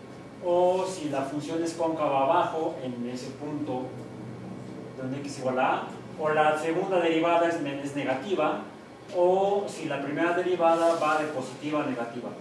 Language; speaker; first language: Spanish; native; Spanish